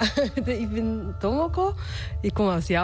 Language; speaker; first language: German; non-native, learner; Japanese